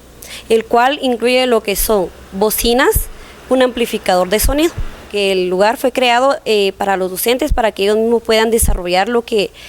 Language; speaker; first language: Spanish; native; Spanish